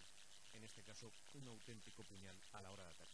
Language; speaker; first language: Spanish; native; Spanish